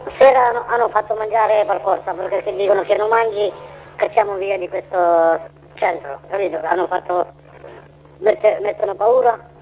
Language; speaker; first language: Italian; non-native, learner; Bangla